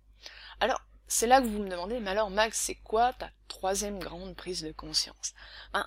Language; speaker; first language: French; native; French